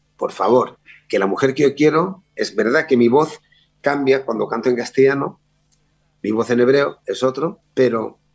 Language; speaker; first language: Spanish; early bilingual, other home language; Hebrew